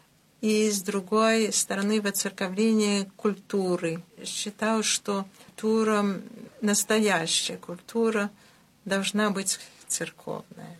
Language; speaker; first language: Russian; early bilingual, heritage; Russian